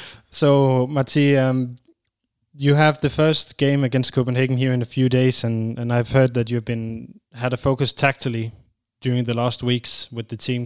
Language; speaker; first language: English; non-native, fluent; Danish